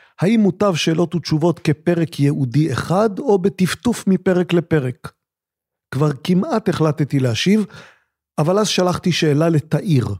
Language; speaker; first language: Hebrew; native; Hebrew